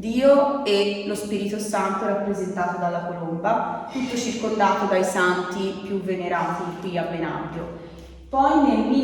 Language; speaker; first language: Italian; native; Italian